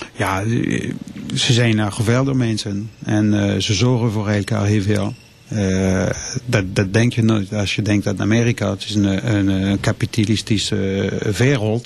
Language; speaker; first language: Dutch; non-native, fluent; French